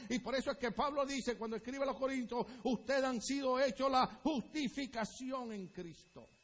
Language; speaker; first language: Spanish; native; Spanish